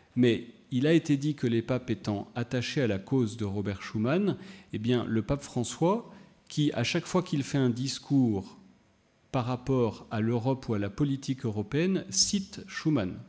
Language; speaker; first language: French; native; French